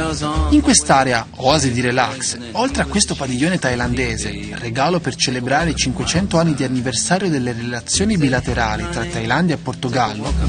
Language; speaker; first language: Italian; native; Italian